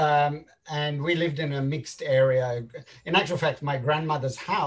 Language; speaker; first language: English; native; English